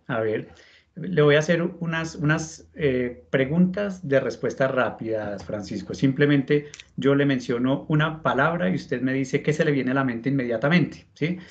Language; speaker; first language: Spanish; native; Spanish